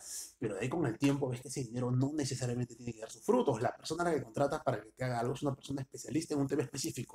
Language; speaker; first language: Spanish; native; Spanish